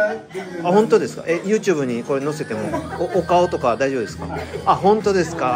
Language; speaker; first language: Japanese; native; Japanese